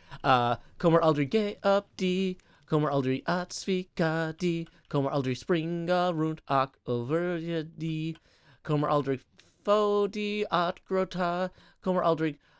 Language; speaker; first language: Swedish; non-native, learner; English